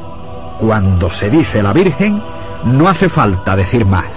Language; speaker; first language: Spanish; native; Spanish